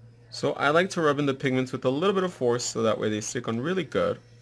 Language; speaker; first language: English; early bilingual, other home language; Spanish